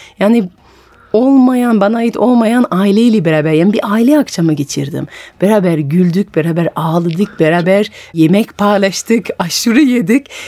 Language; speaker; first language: Turkish; non-native, fluent; French